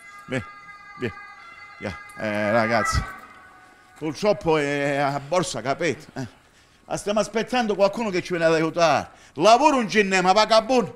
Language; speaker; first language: Italian; native; Italian